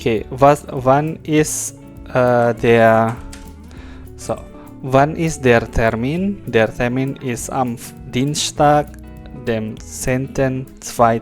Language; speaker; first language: German; non-native, fluent; Indonesian